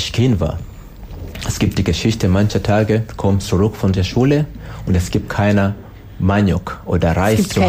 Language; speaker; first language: German; non-native, learner; Swahili